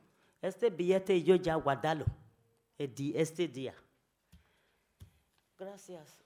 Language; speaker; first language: Spanish; non-native, learner; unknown